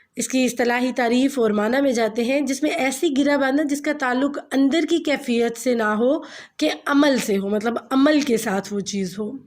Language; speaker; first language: Urdu; non-native, local second language; Punjabi